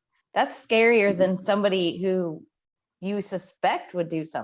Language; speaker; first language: English; native; English